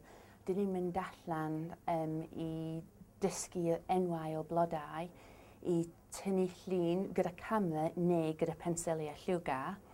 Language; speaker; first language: Welsh; non-native, learner; English